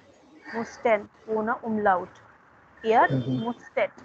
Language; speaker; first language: German; non-native, fluent; Hindi